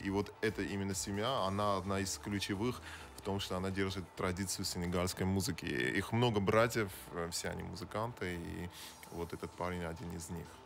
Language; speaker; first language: Russian; native; Russian